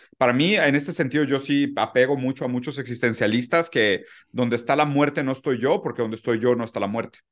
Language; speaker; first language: Spanish; early bilingual, other home language; Portuguese